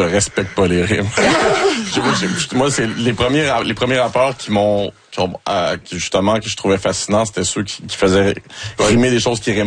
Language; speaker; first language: French; native; French